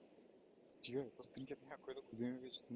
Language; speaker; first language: Bulgarian; native; Bulgarian